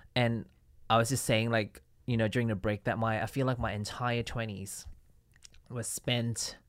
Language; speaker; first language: English; non-native, local second language; Cantonese